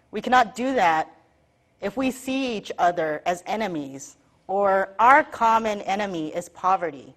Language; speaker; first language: English; native; English